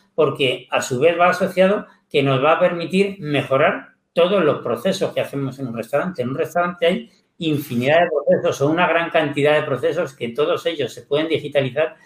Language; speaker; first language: Spanish; native; Spanish